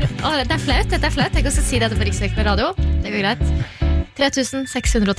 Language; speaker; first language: Norwegian; native; Norwegian